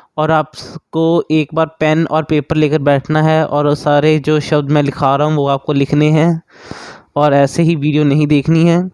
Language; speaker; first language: Hindi; native; Hindi